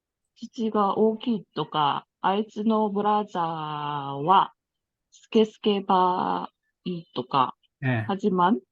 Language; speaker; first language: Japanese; non-native, learner; Korean